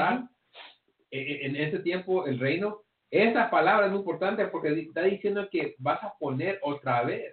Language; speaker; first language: Spanish; early bilingual, heritage; English